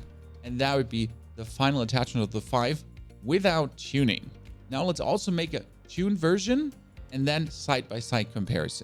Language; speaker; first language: English; non-native, fluent; German